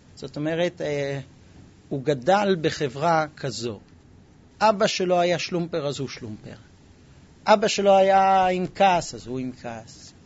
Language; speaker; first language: Hebrew; non-native, fluent; English